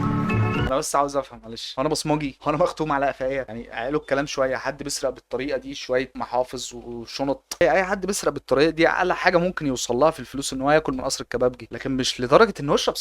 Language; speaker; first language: Arabic; native; Arabic